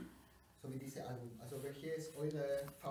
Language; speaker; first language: German; non-native, learner; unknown